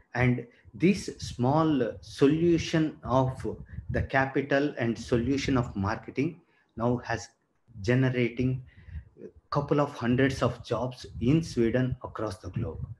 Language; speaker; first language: English; non-native, local second language; Telugu